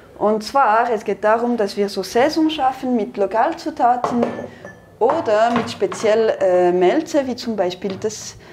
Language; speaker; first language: German; non-native, local second language; French